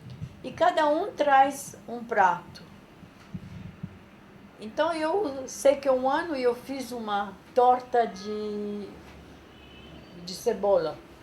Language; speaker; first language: Portuguese; non-native, fluent; Polish